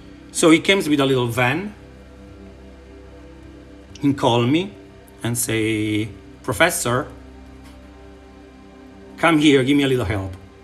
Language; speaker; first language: English; non-native, learner; Italian